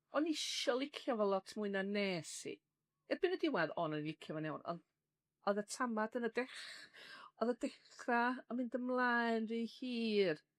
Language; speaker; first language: Welsh; native; Welsh